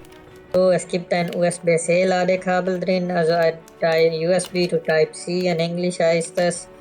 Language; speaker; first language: German; non-native, fluent; Urdu